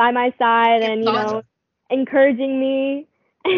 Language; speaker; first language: English; non-native, local second language; Filipino